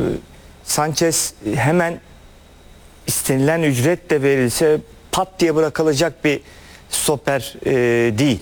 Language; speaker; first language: Turkish; native; Turkish